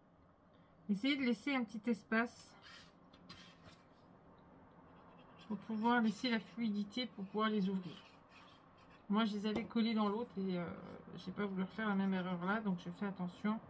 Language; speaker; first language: French; native; French